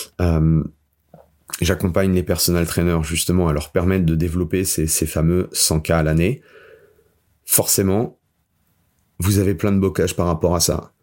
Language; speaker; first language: French; native; French